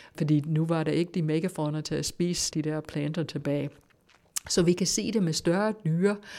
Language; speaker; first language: Danish; non-native, fluent; English